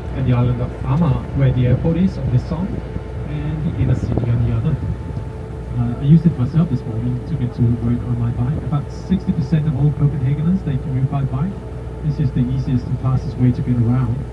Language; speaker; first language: English; non-native, fluent; Danish